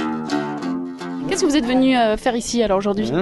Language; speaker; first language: French; native; French